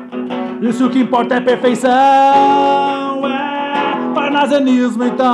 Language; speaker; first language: Portuguese; native; Portuguese